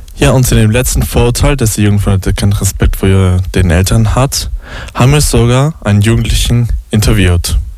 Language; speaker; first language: German; native; German